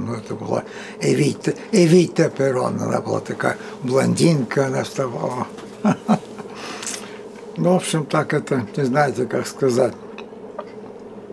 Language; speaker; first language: Russian; early bilingual, heritage; Russian